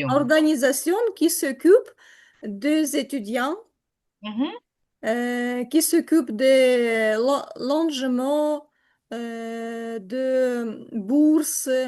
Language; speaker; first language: French; non-native, learner; Ukrainian